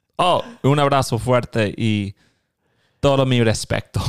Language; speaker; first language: Spanish; non-native, fluent; English